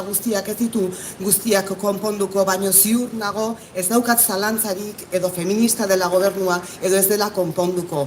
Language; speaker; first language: Basque; native; Basque